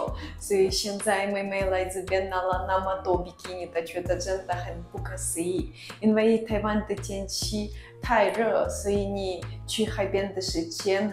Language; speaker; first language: Chinese; non-native, fluent; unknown